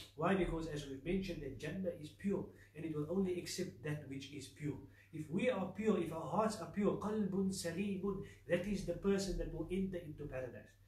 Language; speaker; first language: English; native; English